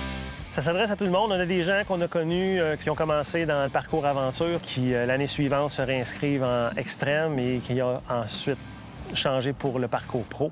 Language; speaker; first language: French; native; French